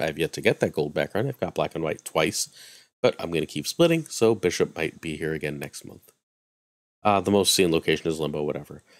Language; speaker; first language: English; native; English